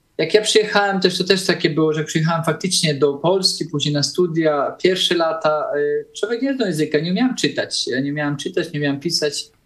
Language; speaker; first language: Polish; early bilingual, heritage; Polish